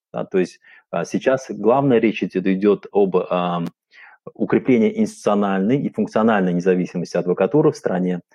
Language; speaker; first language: Russian; non-native, local second language; Uzbek